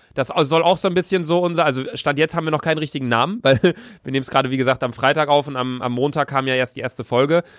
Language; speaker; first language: German; native; German